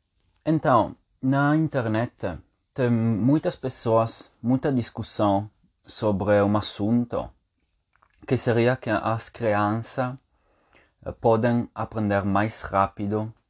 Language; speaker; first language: Portuguese; non-native, fluent; Italian